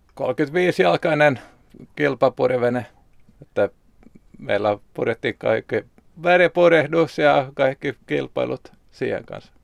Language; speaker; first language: Finnish; non-native, local second language; Swedish